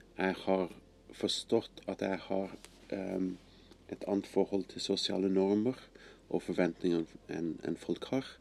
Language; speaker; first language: Norwegian; non-native, fluent; English